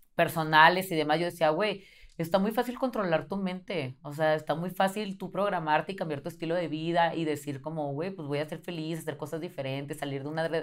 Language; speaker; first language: Spanish; native; Spanish